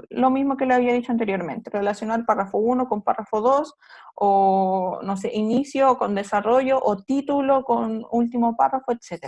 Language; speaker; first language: Spanish; native; Spanish